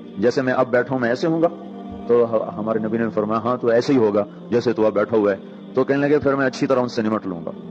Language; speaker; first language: Urdu; non-native, local second language; Punjabi